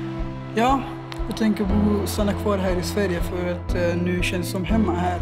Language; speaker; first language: Swedish; non-native, fluent; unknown